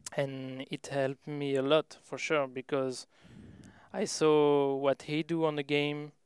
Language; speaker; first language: English; non-native, learner; French